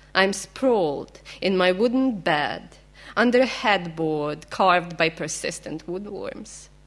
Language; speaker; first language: English; non-native, fluent; Ukrainian